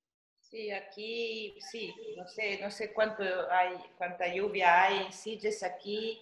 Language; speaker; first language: Spanish; non-native, fluent; Italian